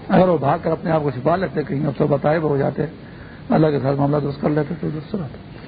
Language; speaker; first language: Urdu; non-native, local second language; Pashto